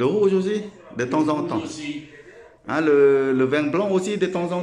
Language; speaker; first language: French; non-native, learner; Thai